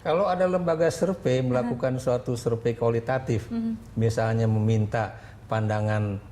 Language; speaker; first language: Indonesian; native; Indonesian